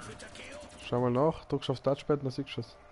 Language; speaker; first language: German; native; German